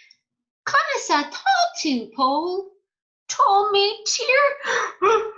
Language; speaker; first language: Irish; non-native, fluent; English